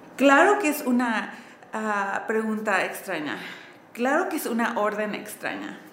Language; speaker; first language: Spanish; early bilingual, heritage; Spanish